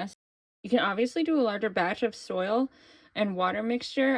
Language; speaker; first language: English; native; English